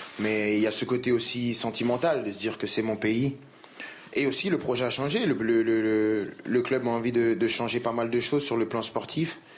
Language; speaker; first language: French; native; French